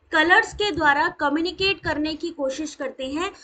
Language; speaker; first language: Hindi; native; Hindi